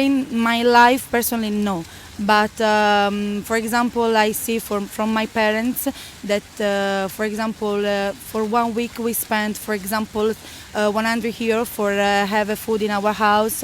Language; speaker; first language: English; non-native, learner; Italian